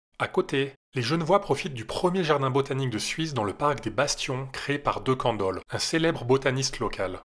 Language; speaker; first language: French; native; French